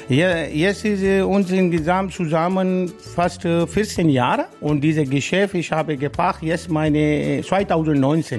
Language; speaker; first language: German; non-native, learner; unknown